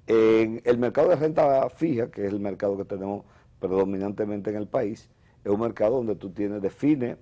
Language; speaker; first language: Spanish; native; Spanish